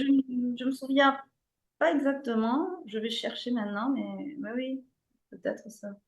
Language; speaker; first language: French; non-native, fluent; Spanish